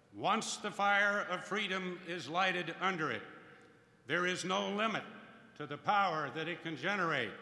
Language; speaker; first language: English; native; English